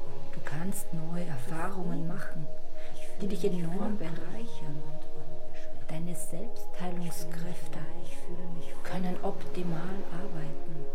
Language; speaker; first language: German; native; German